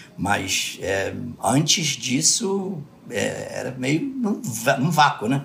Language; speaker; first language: Portuguese; early bilingual, other home language; English